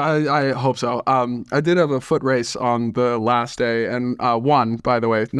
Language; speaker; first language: English; native; English